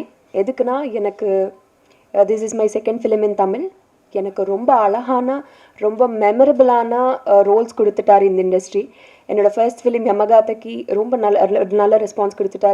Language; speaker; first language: Tamil; non-native, learner; Telugu